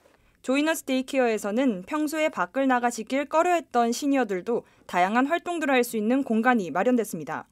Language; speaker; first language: Korean; native; Korean